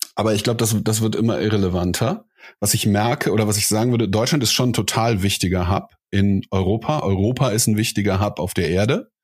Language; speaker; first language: German; native; German